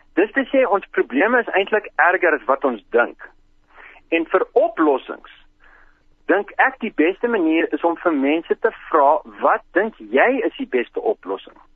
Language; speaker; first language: Afrikaans; non-native, local second language; English